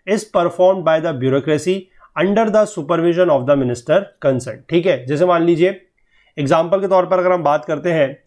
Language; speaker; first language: Hindi; native; Hindi